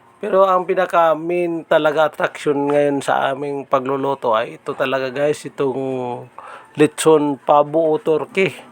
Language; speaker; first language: Filipino; non-native, local second language; Cebuano